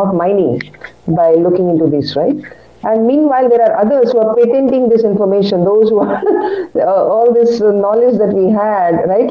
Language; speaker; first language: English; non-native, local second language; Kannada